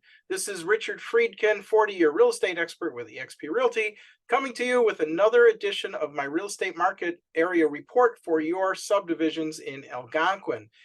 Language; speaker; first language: English; native; English